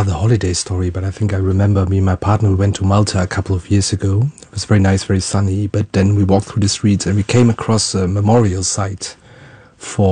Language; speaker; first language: English; non-native, fluent; German